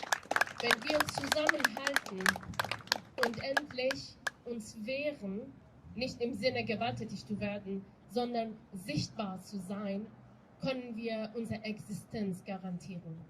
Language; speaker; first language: German; non-native, fluent; Persian